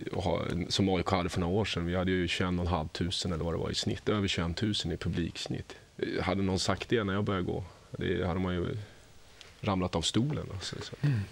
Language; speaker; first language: Swedish; early bilingual, other home language; French